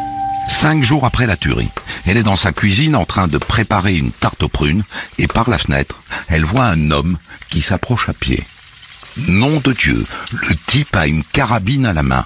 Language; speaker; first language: French; native; French